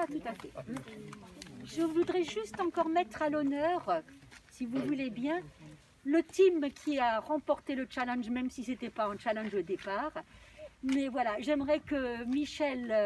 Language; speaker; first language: French; native; French